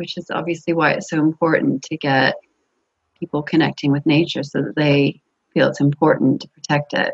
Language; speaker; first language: English; native; English